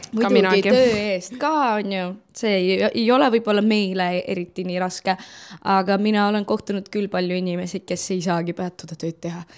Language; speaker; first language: Estonian; non-native, local second language; Russian